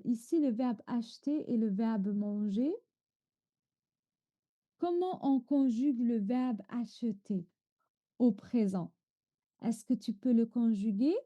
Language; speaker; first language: French; non-native, fluent; Chinese